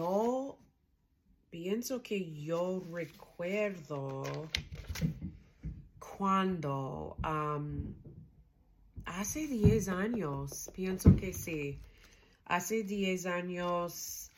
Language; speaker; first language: Spanish; non-native, learner; English